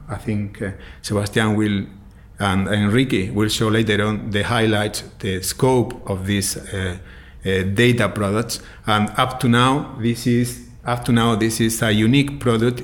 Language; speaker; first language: English; non-native, fluent; Spanish